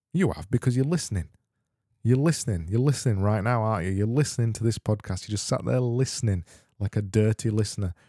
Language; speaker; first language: English; native; English